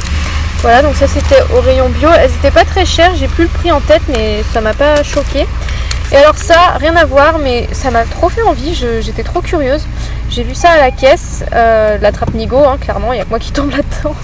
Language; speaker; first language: French; native; French